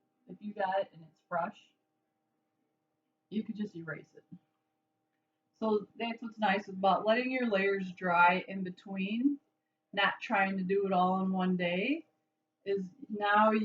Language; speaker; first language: English; native; English